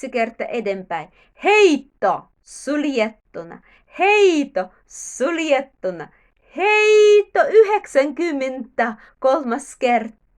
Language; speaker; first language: Finnish; non-native, learner; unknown